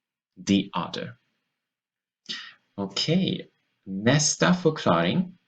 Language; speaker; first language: Swedish; non-native, fluent; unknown